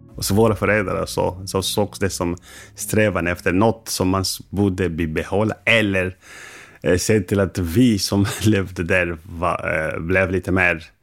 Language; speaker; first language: Swedish; non-native, fluent; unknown